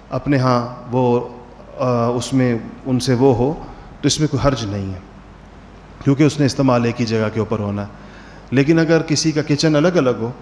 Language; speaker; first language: Urdu; native; Urdu